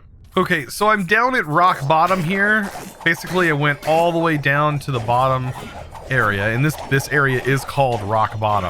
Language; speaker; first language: English; native; English